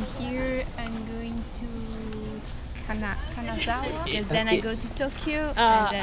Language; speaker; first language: English; non-native, fluent; Portuguese